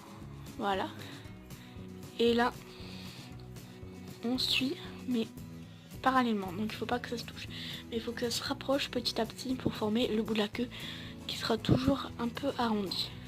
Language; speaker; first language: French; native; French